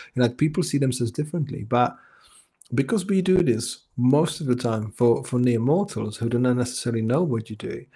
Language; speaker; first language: English; non-native, fluent; Czech